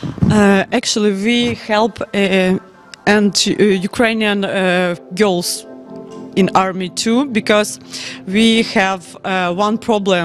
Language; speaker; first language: English; non-native, learner; Ukrainian